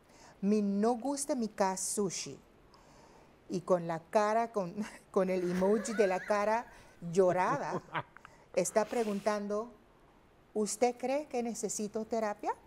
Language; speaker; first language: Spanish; non-native, fluent; Papiamento